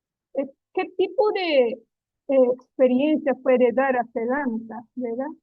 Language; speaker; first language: Spanish; non-native, learner; Japanese